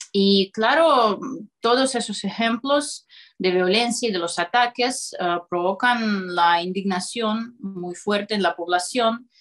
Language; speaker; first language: Spanish; non-native, fluent; Russian